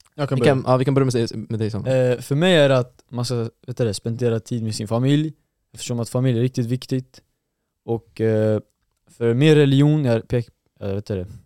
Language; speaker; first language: Swedish; early bilingual, other home language; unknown